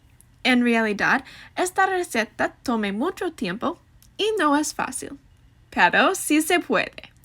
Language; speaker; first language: Spanish; non-native, learner; English